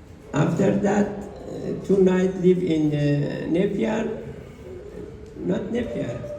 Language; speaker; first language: English; non-native, learner; Persian